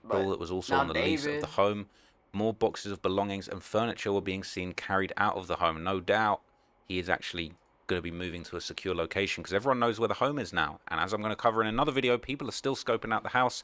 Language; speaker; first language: English; native; English